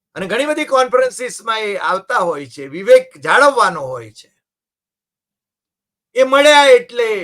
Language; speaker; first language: Gujarati; native; Gujarati